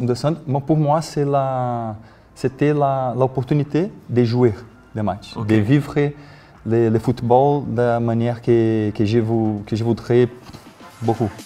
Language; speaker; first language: French; non-native, learner; Portuguese